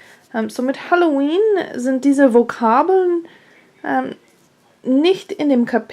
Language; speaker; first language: German; non-native, fluent; English